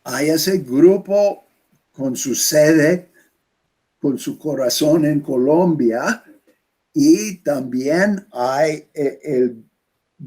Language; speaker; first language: Spanish; non-native, fluent; English